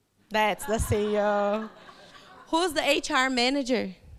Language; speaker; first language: English; non-native, fluent; Portuguese